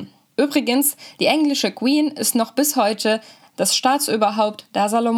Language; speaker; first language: German; native; German